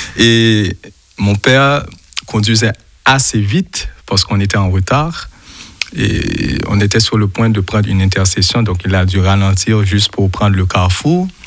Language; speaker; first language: French; non-native, local second language; Haitian Creole